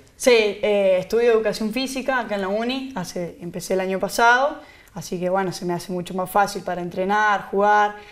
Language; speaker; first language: Spanish; native; Spanish